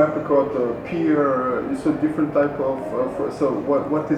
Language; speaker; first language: English; non-native, fluent; Serbian